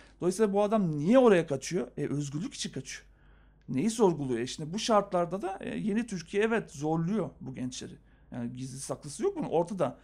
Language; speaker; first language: Turkish; native; Turkish